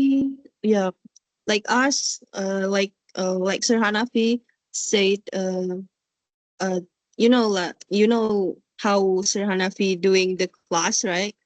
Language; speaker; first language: English; non-native, learner; Indonesian